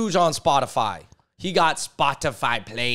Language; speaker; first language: English; native; English